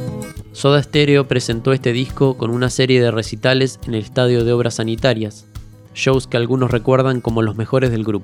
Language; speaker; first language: Spanish; native; Spanish